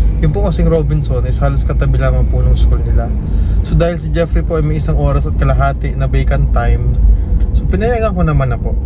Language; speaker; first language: Filipino; native; Filipino